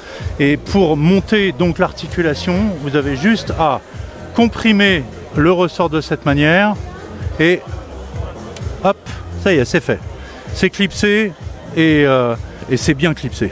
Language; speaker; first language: French; native; French